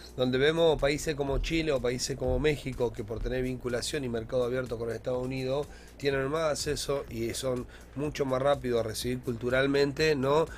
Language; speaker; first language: Spanish; native; Spanish